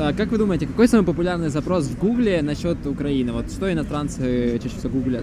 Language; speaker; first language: Russian; native; Russian